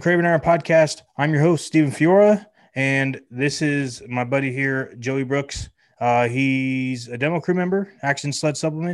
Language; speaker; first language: English; native; English